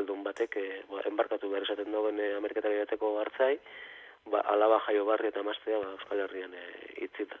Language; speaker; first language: Basque; native; Basque